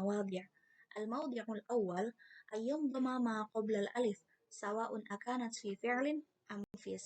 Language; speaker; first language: Arabic; non-native, learner; Indonesian